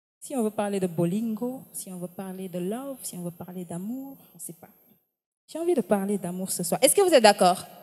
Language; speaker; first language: French; non-native, local second language; Wolof